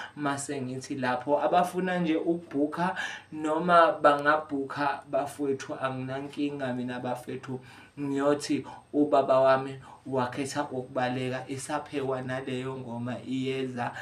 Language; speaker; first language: Zulu; non-native, local second language; Xhosa